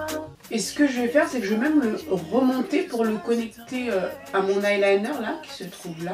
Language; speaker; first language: French; native; French